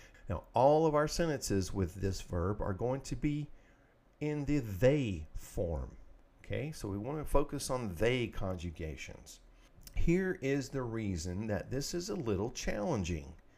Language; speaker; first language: English; native; English